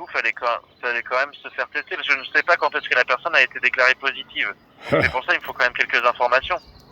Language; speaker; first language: French; native; French